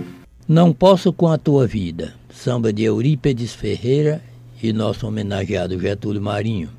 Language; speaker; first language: Portuguese; native; Portuguese